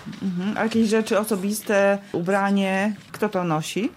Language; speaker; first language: Polish; native; Polish